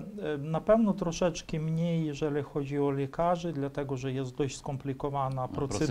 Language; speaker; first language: Polish; non-native, fluent; Ukrainian